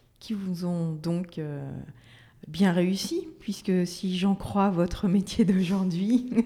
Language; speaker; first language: French; native; French